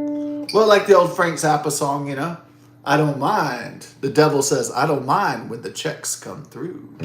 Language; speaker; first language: English; native; English